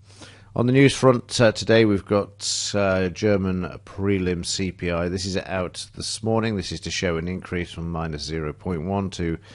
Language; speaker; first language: English; native; English